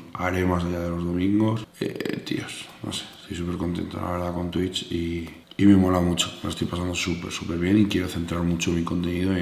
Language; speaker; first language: Spanish; native; Spanish